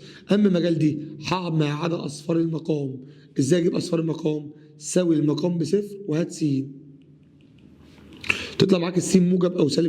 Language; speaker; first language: Arabic; native; Arabic